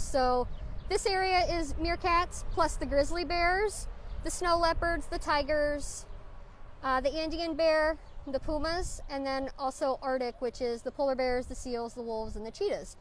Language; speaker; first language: English; native; English